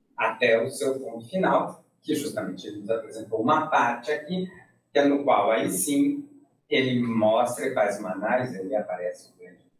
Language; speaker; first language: Portuguese; native; Portuguese